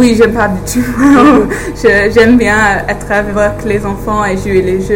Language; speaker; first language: French; non-native, fluent; English